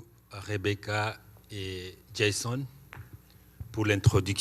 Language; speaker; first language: French; non-native, local second language; Swahili